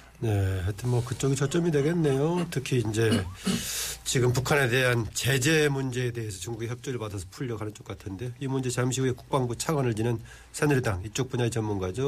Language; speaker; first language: Korean; native; Korean